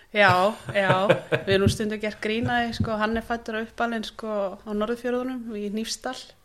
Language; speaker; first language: Icelandic; native; Icelandic